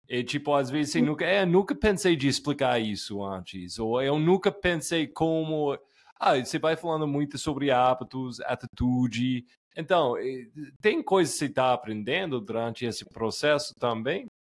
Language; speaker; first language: Portuguese; non-native, fluent; English